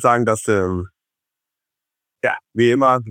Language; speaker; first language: German; non-native, fluent; Faroese